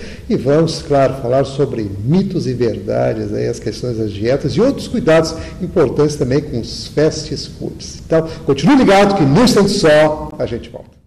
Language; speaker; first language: Portuguese; native; Portuguese